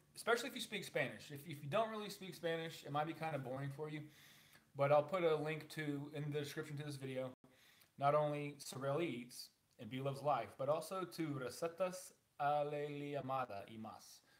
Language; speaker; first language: English; native; English